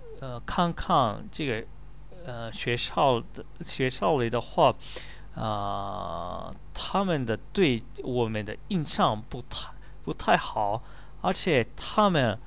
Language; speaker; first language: Chinese; non-native, learner; Japanese